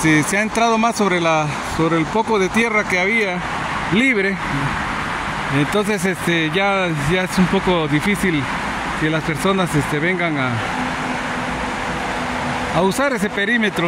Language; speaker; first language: Spanish; native; Spanish